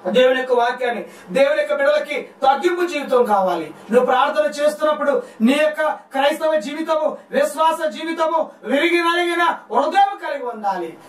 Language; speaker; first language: Telugu; non-native, local second language; Lambadi